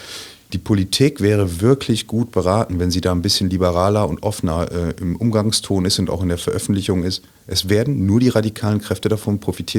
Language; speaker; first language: German; native; German